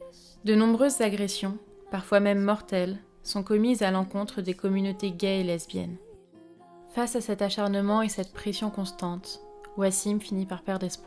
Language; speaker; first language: French; native; French